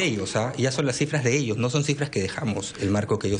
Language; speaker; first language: Spanish; native; Spanish